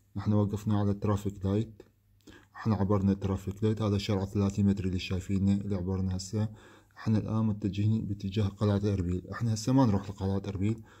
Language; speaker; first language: Arabic; native; Arabic